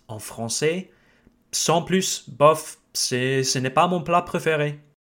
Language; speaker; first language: French; non-native, fluent; English